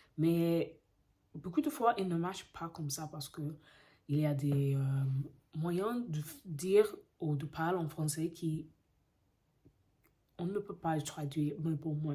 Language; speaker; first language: French; non-native, learner; English